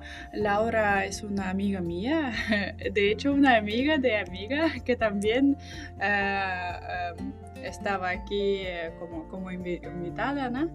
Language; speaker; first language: Spanish; non-native, fluent; Russian